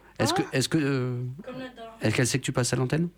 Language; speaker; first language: French; native; French